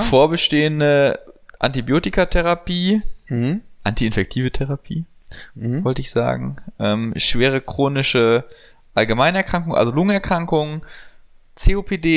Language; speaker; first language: German; native; German